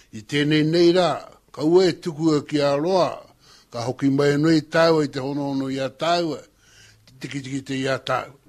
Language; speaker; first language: Māori; native; Māori